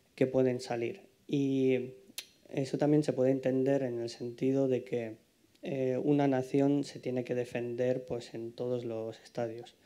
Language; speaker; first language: Spanish; non-native, fluent; Ukrainian